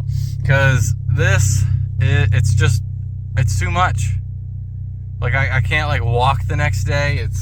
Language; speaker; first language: English; native; English